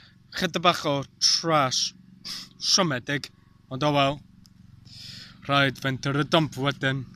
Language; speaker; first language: Welsh; non-native, learner; English